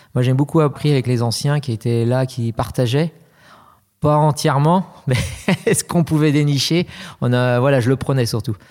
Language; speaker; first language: French; native; French